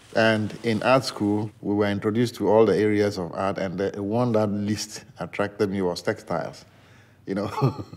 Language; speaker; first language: English; non-native, local second language; Ewe